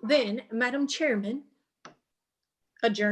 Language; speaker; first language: English; native; English